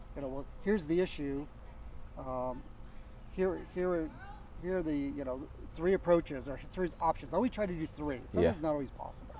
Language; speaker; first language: English; native; English